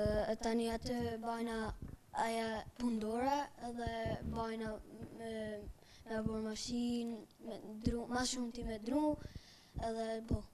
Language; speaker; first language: Albanian; early bilingual, heritage; Albanian